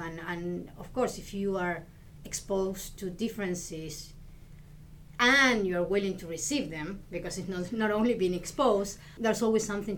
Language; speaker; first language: English; non-native, fluent; Spanish